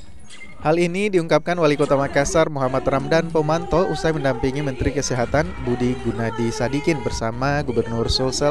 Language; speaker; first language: Indonesian; native; Indonesian